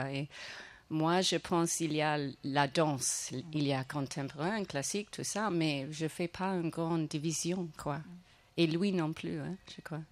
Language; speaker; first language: French; non-native, fluent; English